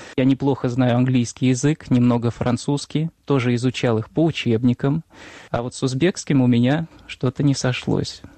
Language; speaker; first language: Russian; native; Russian